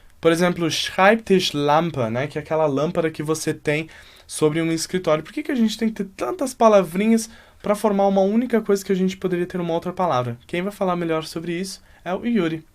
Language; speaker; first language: Portuguese; native; Portuguese